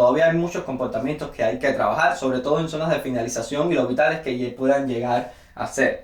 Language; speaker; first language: Spanish; native; Spanish